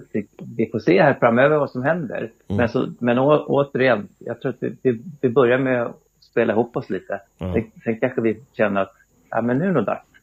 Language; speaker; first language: Swedish; native; Swedish